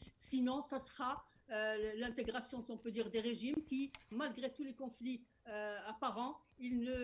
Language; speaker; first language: French; non-native, local second language; Arabic